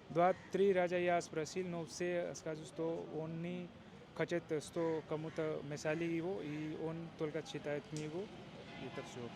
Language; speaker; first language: Russian; non-native, learner; Hindi